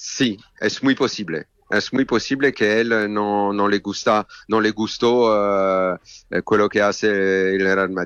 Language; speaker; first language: Spanish; non-native, learner; French